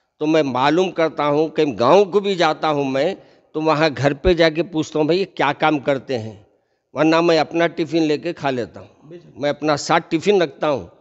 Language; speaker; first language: Hindi; non-native, local second language; Urdu